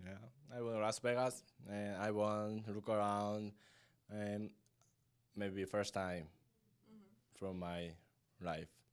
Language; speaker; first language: English; non-native, learner; Korean